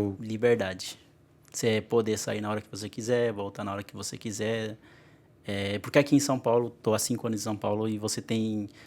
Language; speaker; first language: Portuguese; non-native, local second language; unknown